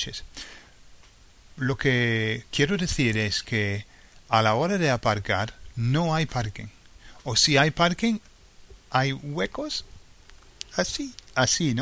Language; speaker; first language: Spanish; non-native, fluent; English